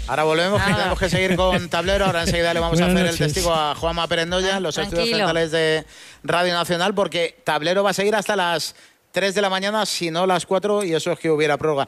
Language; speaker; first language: Spanish; native; Spanish